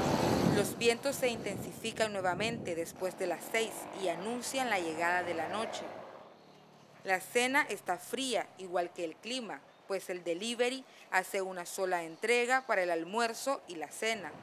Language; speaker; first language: Spanish; native; Spanish